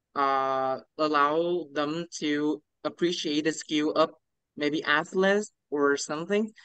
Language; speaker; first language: English; non-native, learner; Vietnamese